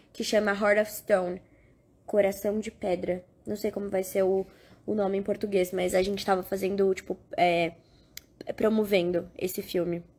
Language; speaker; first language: Portuguese; native; Portuguese